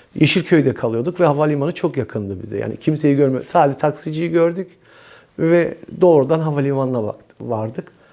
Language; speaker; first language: Turkish; early bilingual, heritage; Turkish